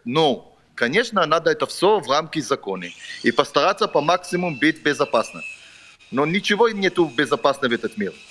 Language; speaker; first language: Russian; non-native, fluent; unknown